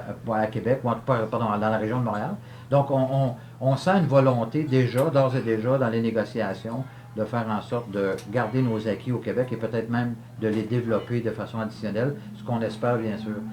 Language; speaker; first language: French; native; French